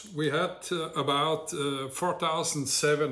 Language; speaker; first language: English; non-native, learner; Italian